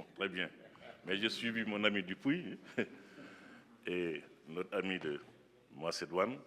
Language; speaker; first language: French; non-native, local second language; Wolof